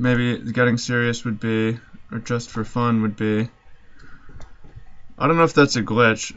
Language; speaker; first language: English; native; English